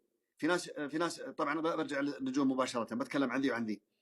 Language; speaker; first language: Arabic; native; Arabic